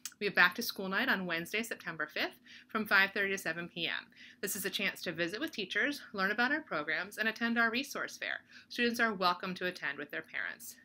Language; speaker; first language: English; native; English